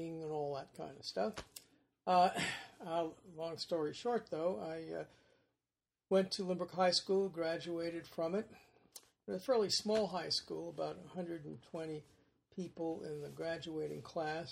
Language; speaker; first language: English; native; English